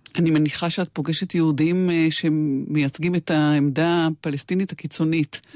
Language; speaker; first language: Hebrew; native; Hebrew